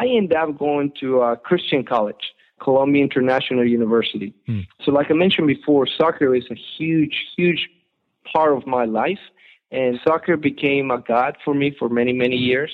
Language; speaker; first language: English; non-native, fluent; Spanish